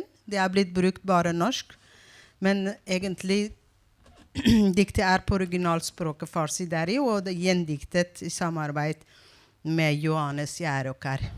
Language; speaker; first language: Norwegian; non-native, fluent; Persian